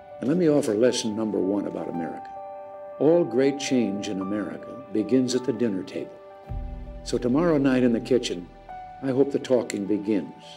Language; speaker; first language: English; native; English